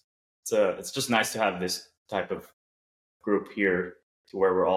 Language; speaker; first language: English; non-native, local second language; Cebuano